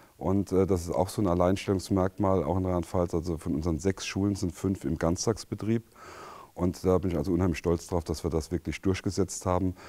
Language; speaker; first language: German; native; German